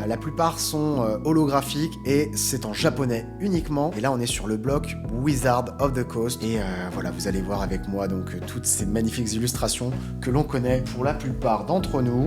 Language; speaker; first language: French; native; French